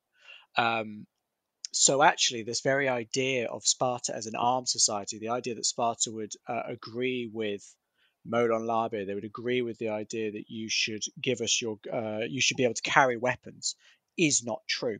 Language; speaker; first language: English; native; English